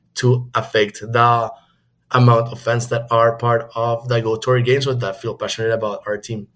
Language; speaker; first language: English; non-native, fluent; Spanish